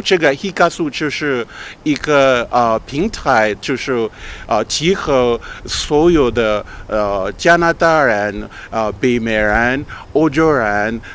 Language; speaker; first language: Chinese; non-native, fluent; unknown